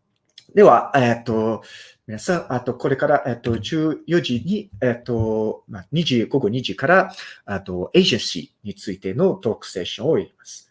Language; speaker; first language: Japanese; non-native, fluent; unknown